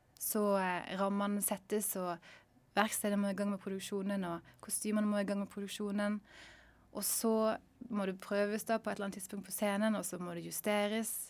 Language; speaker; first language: Norwegian; native; Norwegian